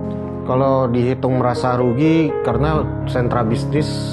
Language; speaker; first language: Indonesian; native; Indonesian